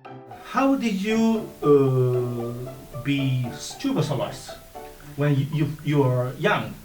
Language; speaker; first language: English; non-native, learner; Japanese